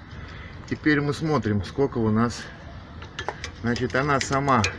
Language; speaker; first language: Russian; native; Russian